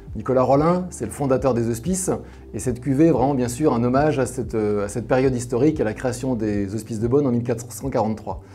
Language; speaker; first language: French; native; French